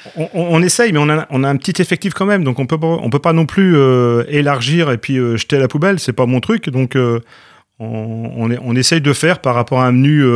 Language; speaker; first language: French; native; French